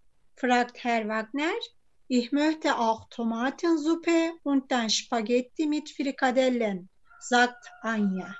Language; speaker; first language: German; non-native, fluent; Turkish